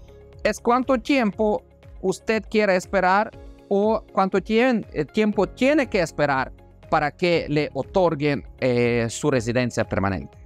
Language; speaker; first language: Spanish; non-native, fluent; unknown